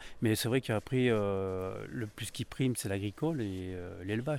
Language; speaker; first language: French; native; French